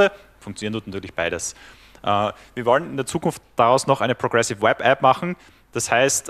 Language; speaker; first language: German; native; German